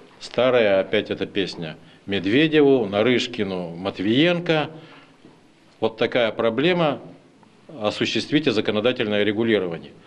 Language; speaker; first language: Russian; native; Russian